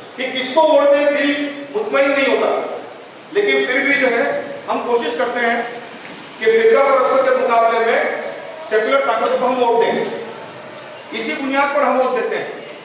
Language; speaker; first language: Hindi; non-native, local second language; Urdu